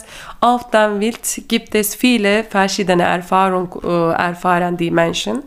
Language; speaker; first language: German; non-native, learner; Turkish